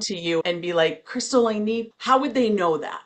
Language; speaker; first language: English; native; English